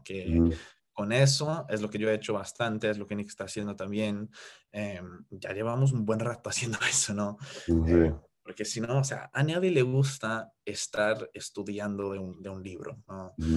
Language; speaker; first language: Spanish; non-native, fluent; English